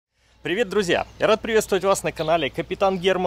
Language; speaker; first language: Russian; native; Russian